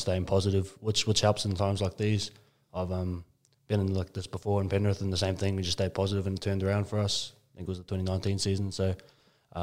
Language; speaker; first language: English; native; English